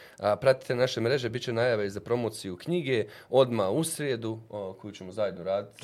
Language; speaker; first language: Bosnian; native; Bosnian